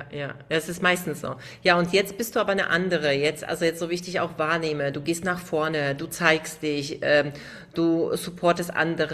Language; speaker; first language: German; native; German